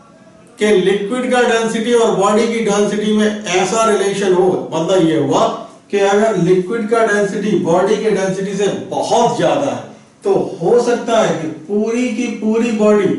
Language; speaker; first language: Hindi; native; Hindi